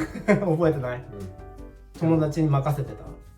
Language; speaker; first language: Japanese; native; Japanese